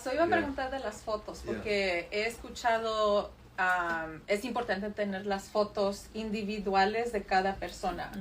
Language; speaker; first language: Spanish; early bilingual, other home language; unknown